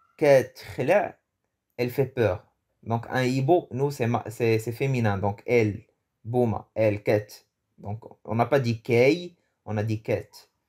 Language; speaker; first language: French; early bilingual, other home language; Arabic